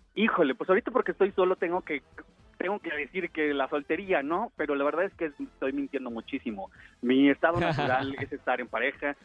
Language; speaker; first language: Spanish; native; Spanish